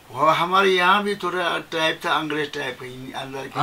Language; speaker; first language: Hindi; native; Hindi